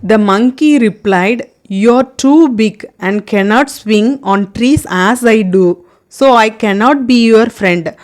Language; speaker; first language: English; non-native, local second language; Tamil